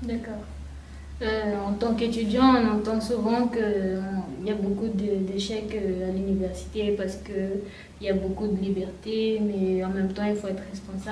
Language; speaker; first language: French; native; French